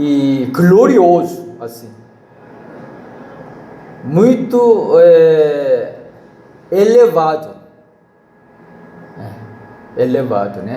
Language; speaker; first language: Portuguese; non-native, learner; Korean